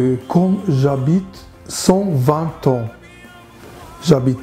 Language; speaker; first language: French; non-native, learner; Hebrew